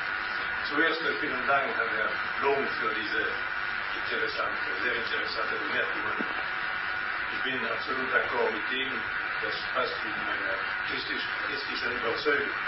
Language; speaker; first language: German; non-native, fluent; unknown